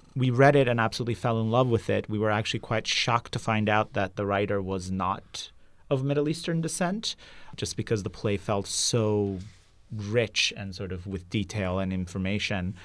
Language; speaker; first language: English; non-native, fluent; Turkish